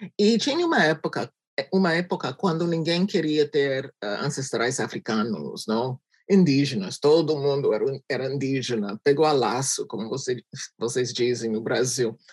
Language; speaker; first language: Portuguese; non-native, fluent; English